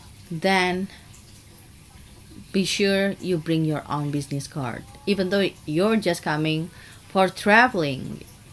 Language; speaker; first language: English; non-native, fluent; Indonesian